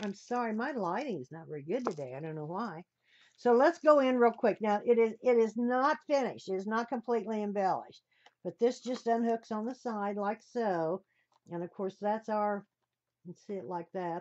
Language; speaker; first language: English; native; English